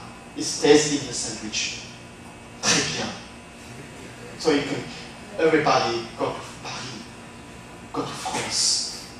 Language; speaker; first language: English; non-native, fluent; French